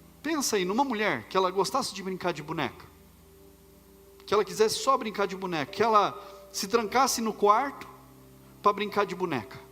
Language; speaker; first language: Portuguese; native; Portuguese